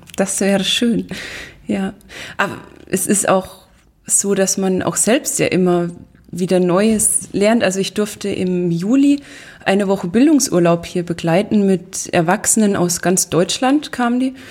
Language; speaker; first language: German; native; German